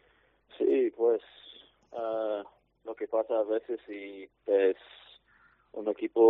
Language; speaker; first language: Spanish; non-native, fluent; English